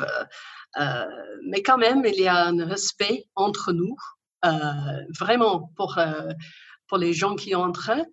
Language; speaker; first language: French; non-native, learner; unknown